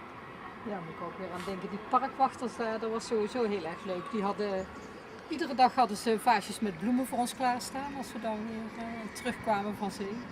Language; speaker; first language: Dutch; native; Dutch